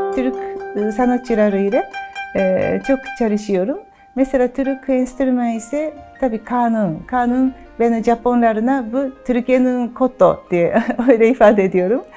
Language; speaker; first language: Turkish; non-native, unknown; Japanese